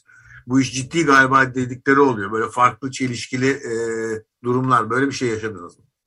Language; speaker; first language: Turkish; native; Turkish